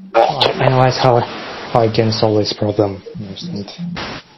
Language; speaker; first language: English; non-native, learner; Russian